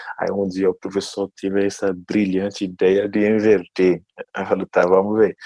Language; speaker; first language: Portuguese; non-native, fluent; Dyula